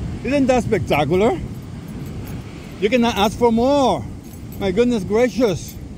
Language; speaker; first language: English; non-native, local second language; Spanish